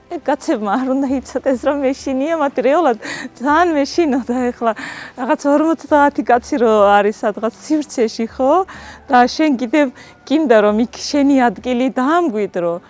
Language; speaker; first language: Georgian; non-native, local second language; Azerbaijani